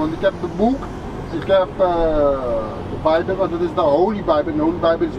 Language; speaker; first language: Dutch; non-native, learner; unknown